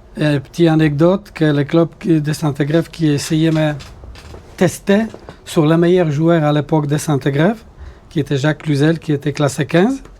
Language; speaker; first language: French; non-native, fluent; Polish